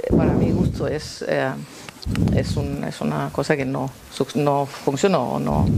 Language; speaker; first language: Spanish; non-native, fluent; German